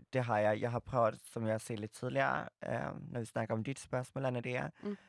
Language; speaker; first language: Danish; non-native, fluent; Swedish